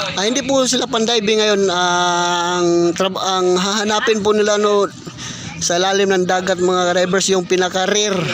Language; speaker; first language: Filipino; non-native, local second language; Cebuano